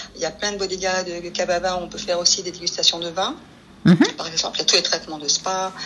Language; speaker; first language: French; early bilingual, other home language; Spanish